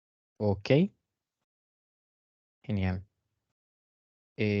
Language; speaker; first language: Spanish; native; Spanish